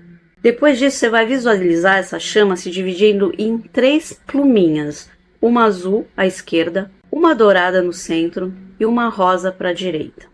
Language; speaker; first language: Portuguese; native; Portuguese